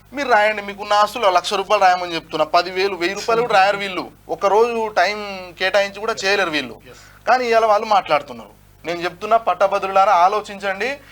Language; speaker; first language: Telugu; non-native, local second language; Lambadi